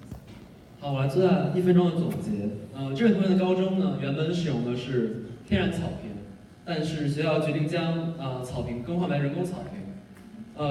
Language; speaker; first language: Chinese; native; Chinese